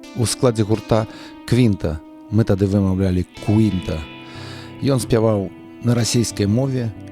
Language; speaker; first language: Belarusian; non-native, local second language; Russian